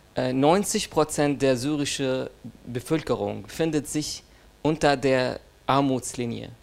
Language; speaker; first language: German; non-native, fluent; Arabic